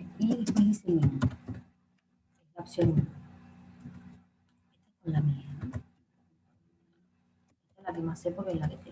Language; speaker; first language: Spanish; native; Spanish